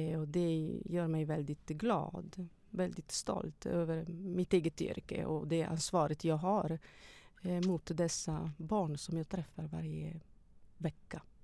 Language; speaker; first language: Swedish; non-native, fluent; Italian